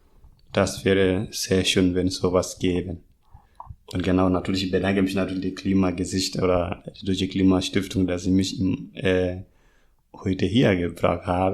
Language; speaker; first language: German; non-native, learner; Masai